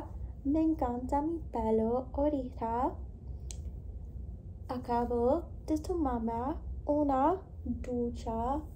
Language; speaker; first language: Spanish; non-native, learner; English